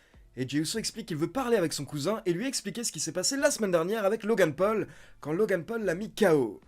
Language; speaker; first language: French; native; French